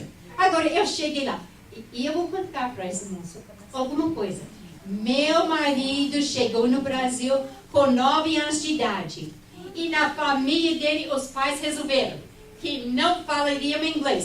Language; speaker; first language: Portuguese; non-native, fluent; English